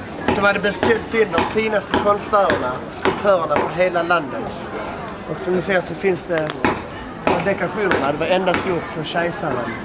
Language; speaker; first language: Swedish; native; Swedish